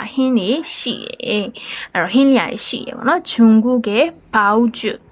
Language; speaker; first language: Korean; non-native, learner; Burmese